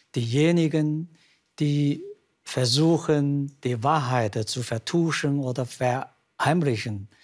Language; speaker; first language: German; non-native, fluent; Chinese